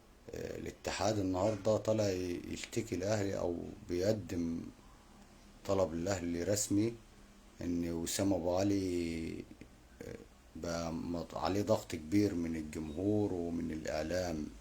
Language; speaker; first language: Arabic; native; Arabic